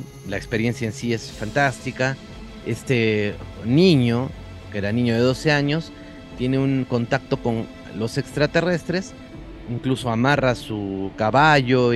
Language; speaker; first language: Spanish; native; Spanish